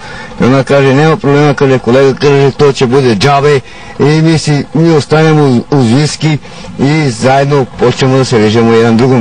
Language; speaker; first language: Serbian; non-native, local second language; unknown